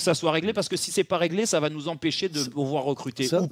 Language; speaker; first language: French; native; French